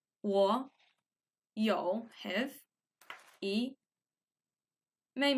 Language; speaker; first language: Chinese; non-native, fluent; English